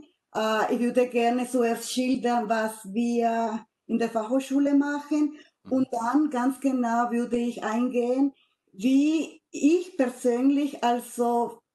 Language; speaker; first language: German; non-native, fluent; Spanish